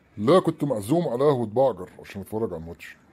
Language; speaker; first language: Arabic; native; Arabic